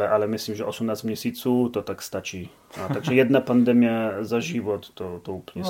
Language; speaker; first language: Czech; non-native, learner; Polish